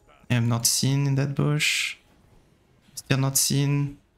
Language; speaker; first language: English; non-native, fluent; French